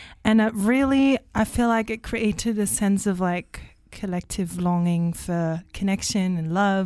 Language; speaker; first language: English; non-native, fluent; German